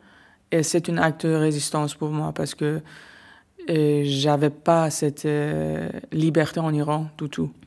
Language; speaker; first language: French; non-native, learner; Persian